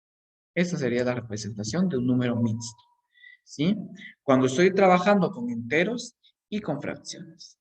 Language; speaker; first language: Spanish; native; Spanish